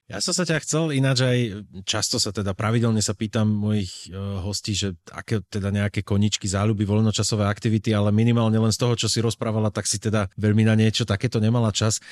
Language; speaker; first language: Slovak; native; Slovak